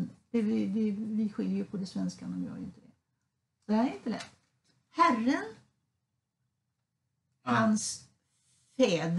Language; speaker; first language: Swedish; native; Swedish